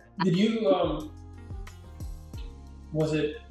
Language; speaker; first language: English; non-native, fluent; Spanish